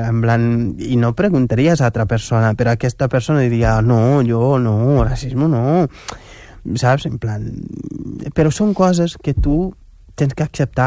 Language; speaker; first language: Catalan; non-native, local second language; Wolof